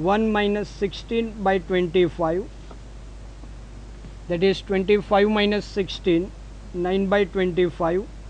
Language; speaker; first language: English; non-native, local second language; Gujarati